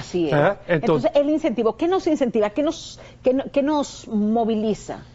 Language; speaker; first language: Spanish; native; Spanish